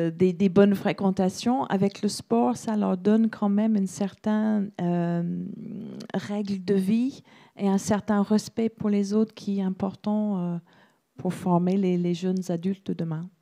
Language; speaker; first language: French; non-native, fluent; English